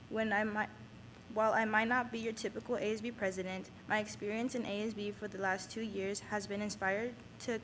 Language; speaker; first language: English; non-native, fluent; Spanish